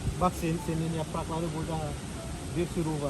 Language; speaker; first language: Turkish; non-native, learner; Indonesian